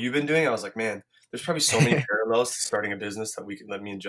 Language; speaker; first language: English; native; English